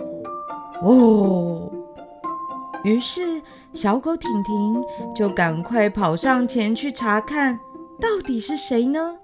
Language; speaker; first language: Chinese; native; Chinese